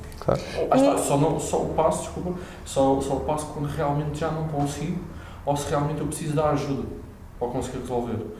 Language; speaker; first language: Portuguese; native; Portuguese